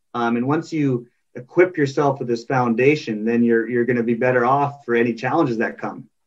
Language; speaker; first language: English; native; English